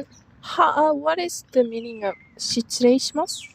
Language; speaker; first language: English; non-native, fluent; Korean